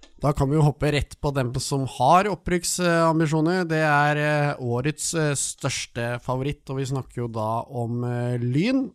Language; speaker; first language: Norwegian; native; Norwegian